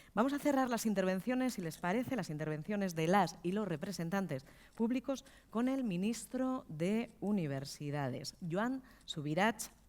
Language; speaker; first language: Spanish; native; Spanish